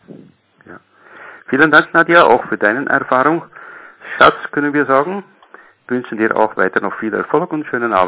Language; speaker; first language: German; native; German